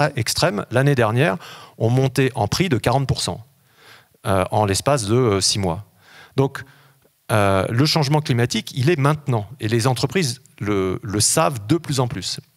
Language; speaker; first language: French; native; French